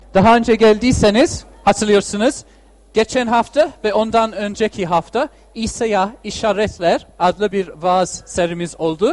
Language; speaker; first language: Turkish; non-native, fluent; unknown